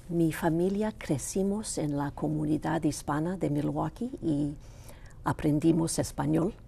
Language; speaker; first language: Spanish; non-native, local second language; Greek